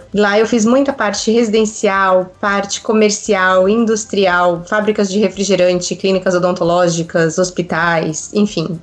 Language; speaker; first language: Portuguese; native; Portuguese